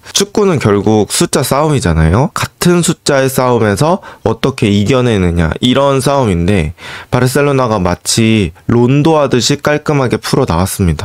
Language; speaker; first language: Korean; native; Korean